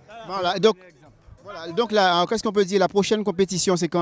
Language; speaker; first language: French; native; French